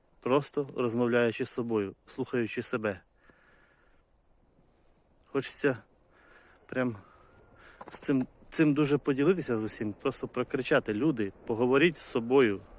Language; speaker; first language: Ukrainian; native; Ukrainian